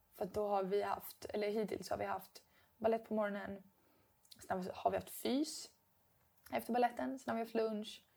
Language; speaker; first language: Swedish; native; Swedish